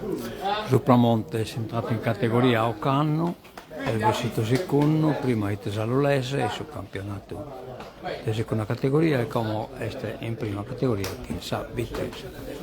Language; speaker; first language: Italian; native; Italian